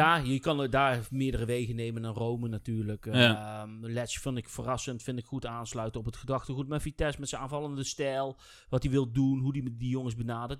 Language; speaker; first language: Dutch; native; Dutch